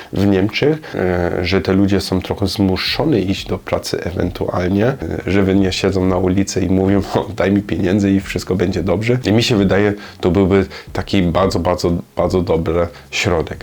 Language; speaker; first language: Polish; non-native, learner; German